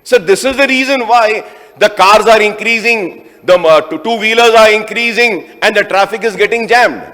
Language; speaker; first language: English; non-native, local second language; Urdu